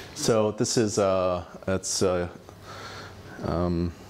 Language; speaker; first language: English; native; English